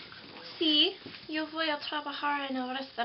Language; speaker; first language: Spanish; non-native, learner; English